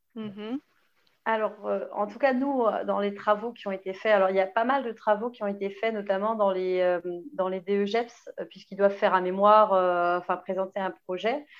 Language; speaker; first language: French; native; French